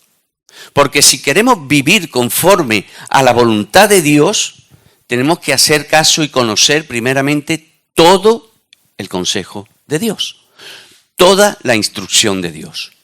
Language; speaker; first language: Spanish; native; Spanish